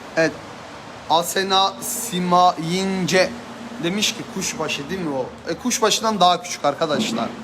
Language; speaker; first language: Turkish; native; Turkish